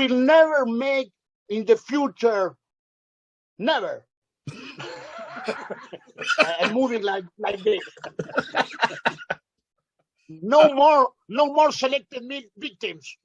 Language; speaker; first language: English; non-native, learner; Spanish